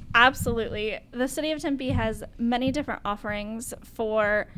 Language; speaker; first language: English; native; English